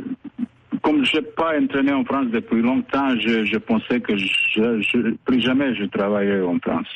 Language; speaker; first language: French; non-native, fluent; Bosnian